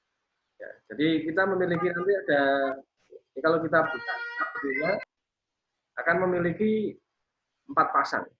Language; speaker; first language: Indonesian; native; Indonesian